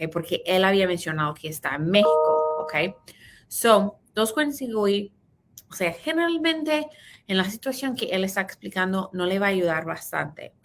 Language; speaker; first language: Spanish; early bilingual, heritage; Spanish